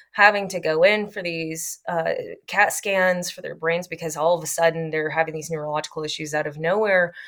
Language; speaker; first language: English; native; English